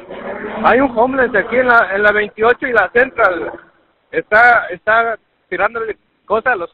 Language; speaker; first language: Spanish; native; Spanish